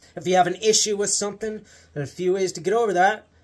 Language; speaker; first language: English; native; English